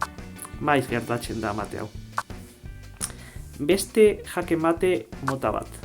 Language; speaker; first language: Basque; non-native, local second language; Spanish